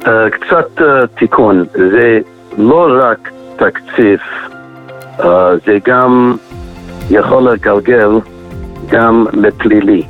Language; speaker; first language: Hebrew; non-native, fluent; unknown